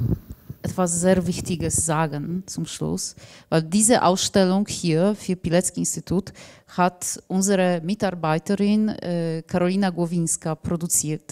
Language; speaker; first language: German; non-native, fluent; Polish